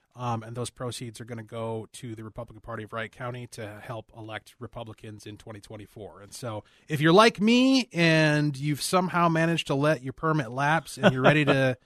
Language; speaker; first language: English; native; English